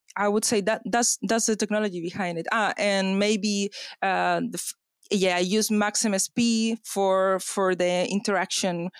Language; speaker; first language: English; non-native, fluent; Spanish